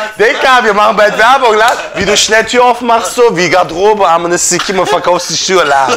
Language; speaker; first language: German; early bilingual, other home language; Turkish